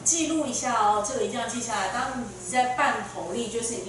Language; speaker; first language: Chinese; native; Chinese